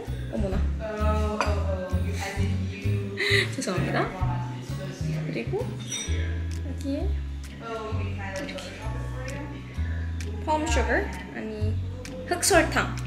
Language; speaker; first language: Korean; early bilingual, heritage; Indonesian